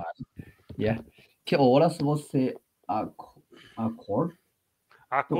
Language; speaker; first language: Portuguese; non-native, learner; Chinese